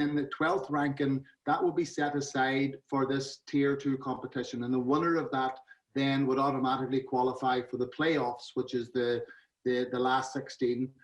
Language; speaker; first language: English; native; English